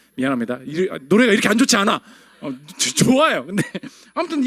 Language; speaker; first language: Korean; native; Korean